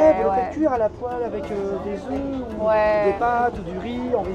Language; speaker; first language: French; native; French